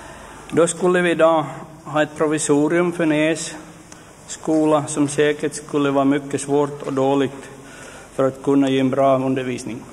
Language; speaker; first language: Swedish; native; Swedish